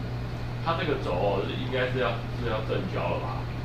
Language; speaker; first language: Chinese; native; Chinese